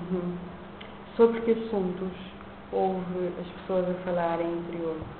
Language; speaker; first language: Portuguese; non-native, local second language; Kabuverdianu